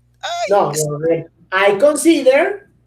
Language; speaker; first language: English; non-native, fluent; Spanish